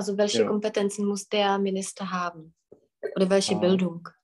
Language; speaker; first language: German; non-native, fluent; Czech